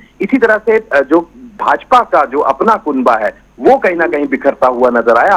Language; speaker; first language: Hindi; native; Hindi